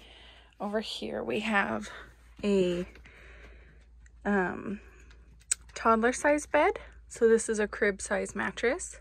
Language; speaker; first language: English; native; English